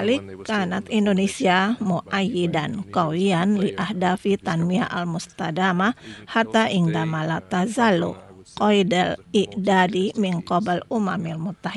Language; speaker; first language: Arabic; non-native, fluent; Indonesian